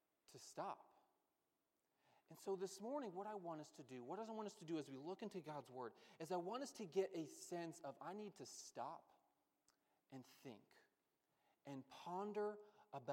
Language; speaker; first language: English; native; English